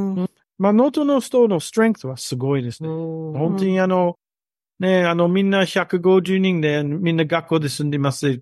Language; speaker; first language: Japanese; non-native, learner; English